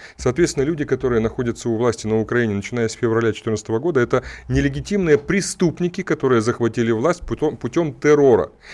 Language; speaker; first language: Russian; native; Russian